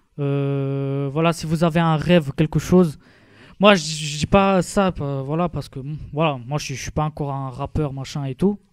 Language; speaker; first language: French; non-native, fluent; Romanian